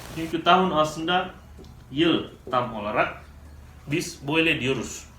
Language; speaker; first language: Turkish; non-native, fluent; Indonesian